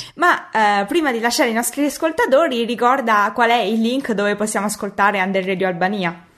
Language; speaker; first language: Italian; native; Italian